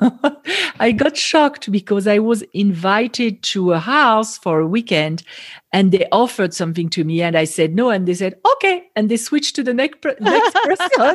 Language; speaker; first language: English; non-native, fluent; French